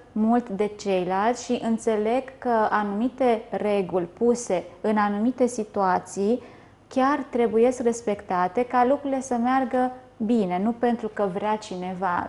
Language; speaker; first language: Romanian; native; Romanian